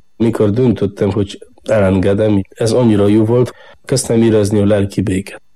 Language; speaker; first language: Hungarian; non-native, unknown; Polish